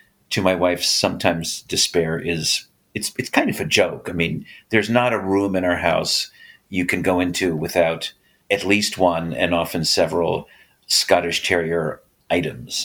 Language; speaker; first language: English; native; English